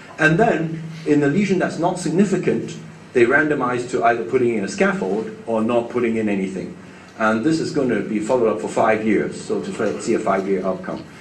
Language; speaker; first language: English; non-native, local second language; Cantonese